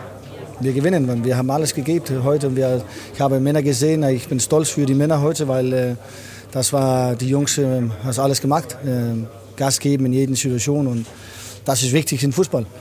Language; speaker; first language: German; non-native, learner; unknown